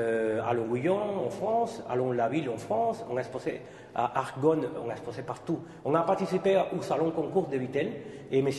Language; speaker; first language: French; non-native, fluent; Spanish